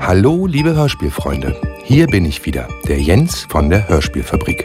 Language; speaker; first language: German; native; German